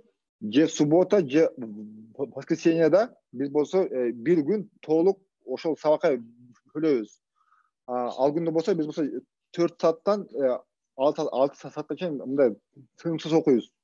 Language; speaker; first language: Kyrgyz; non-native, local second language; Russian